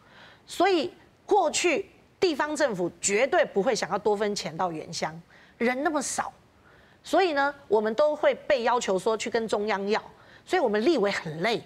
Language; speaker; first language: Chinese; native; Chinese